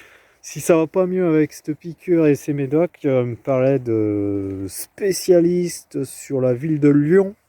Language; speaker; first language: French; native; French